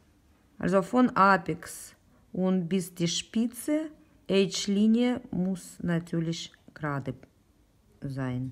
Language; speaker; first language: German; non-native, learner; Russian